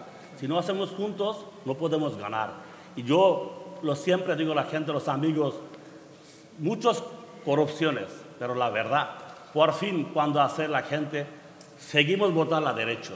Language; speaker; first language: Spanish; non-native, learner; Bangla